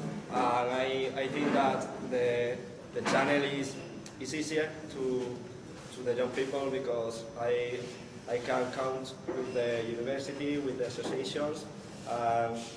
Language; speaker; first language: English; non-native, learner; Spanish